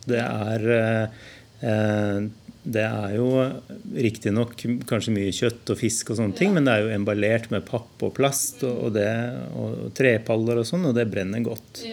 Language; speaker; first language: Norwegian; native; Norwegian